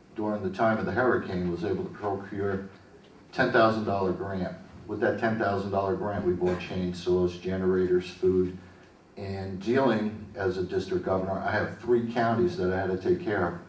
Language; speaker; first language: English; native; English